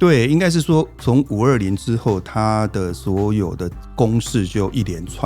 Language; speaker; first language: Chinese; native; Chinese